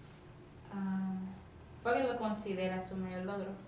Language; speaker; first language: Spanish; non-native, learner; English